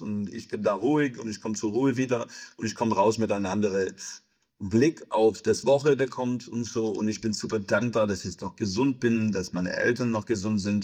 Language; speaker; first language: German; non-native, fluent; English